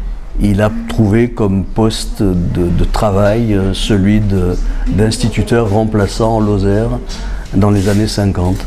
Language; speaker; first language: French; native; French